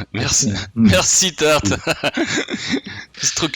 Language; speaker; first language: French; native; French